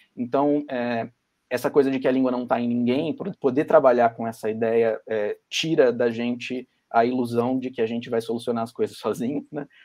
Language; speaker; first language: Portuguese; native; Portuguese